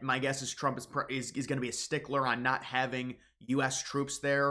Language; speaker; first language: English; native; English